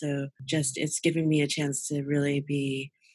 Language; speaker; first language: English; native; English